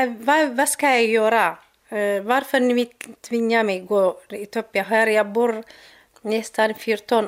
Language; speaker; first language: Swedish; non-native, learner; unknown